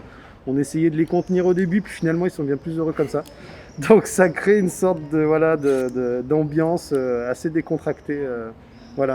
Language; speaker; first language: French; native; French